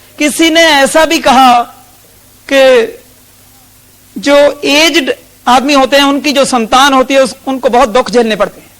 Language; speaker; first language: Hindi; non-native, local second language; Punjabi